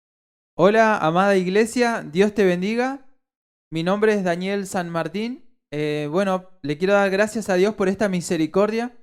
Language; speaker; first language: Spanish; native; Spanish